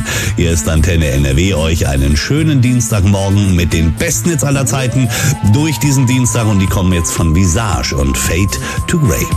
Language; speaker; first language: German; native; German